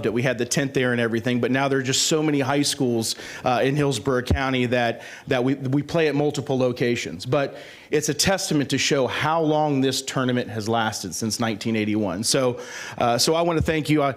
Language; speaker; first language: English; native; English